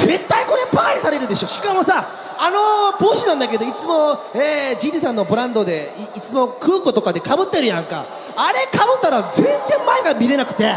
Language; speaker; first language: Japanese; native; Japanese